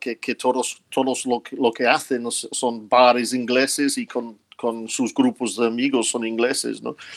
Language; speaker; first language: Spanish; non-native, fluent; English